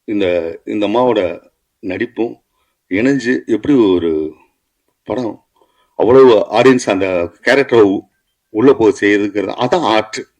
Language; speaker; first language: Tamil; native; Tamil